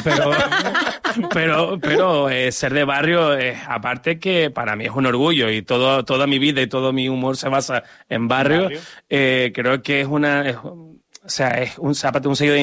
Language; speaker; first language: Spanish; native; Spanish